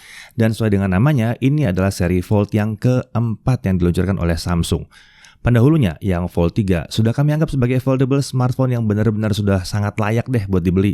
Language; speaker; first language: Indonesian; native; Indonesian